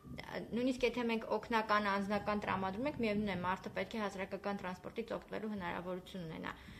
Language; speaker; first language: Armenian; native; Armenian